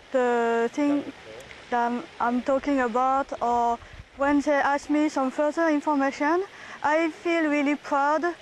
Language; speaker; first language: English; non-native, fluent; French